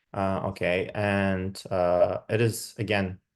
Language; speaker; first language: English; non-native, fluent; Kazakh